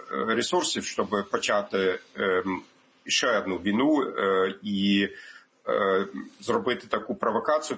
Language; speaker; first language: Ukrainian; non-native, fluent; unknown